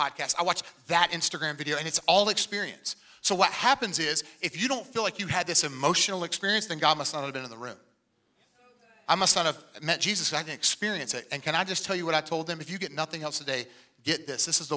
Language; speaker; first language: English; native; English